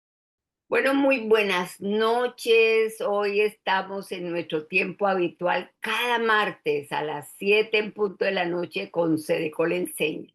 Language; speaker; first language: Spanish; native; Spanish